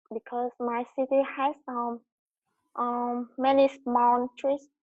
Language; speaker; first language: English; non-native, learner; Vietnamese